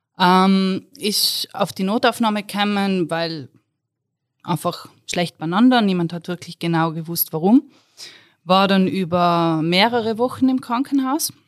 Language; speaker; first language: German; native; German